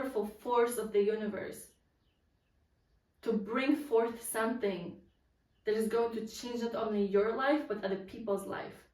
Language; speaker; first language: English; non-native, fluent; Polish